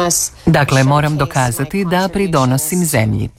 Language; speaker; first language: Croatian; non-native, fluent; English